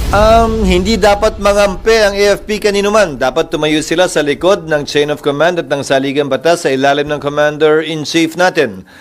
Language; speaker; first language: Filipino; native; Filipino